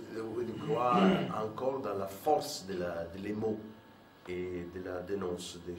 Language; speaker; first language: French; non-native, fluent; Italian